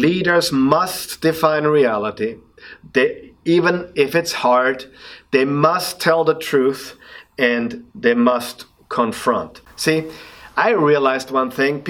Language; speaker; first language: English; non-native, fluent; German